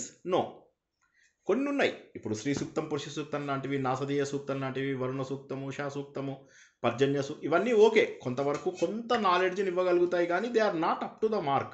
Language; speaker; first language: Telugu; native; Telugu